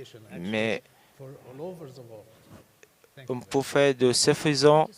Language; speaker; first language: French; non-native, learner; Arabic